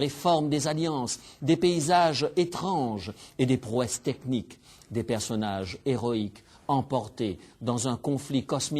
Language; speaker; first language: French; native; French